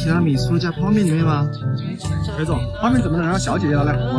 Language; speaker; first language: Chinese; native; Chinese